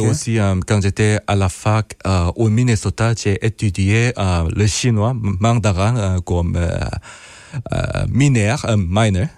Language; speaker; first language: French; non-native, fluent; Korean